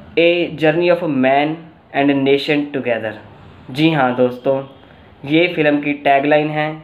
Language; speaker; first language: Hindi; non-native, local second language; Punjabi